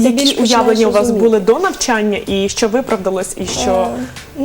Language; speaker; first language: Ukrainian; native; Ukrainian